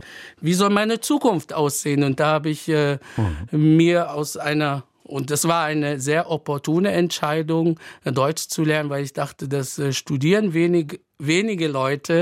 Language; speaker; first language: German; non-native, fluent; Arabic